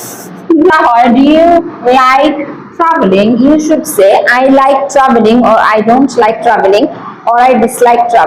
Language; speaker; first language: English; non-native, local second language; Bangla